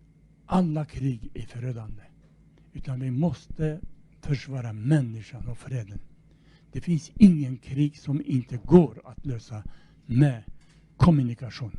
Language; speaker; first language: Swedish; non-native, fluent; Kurdish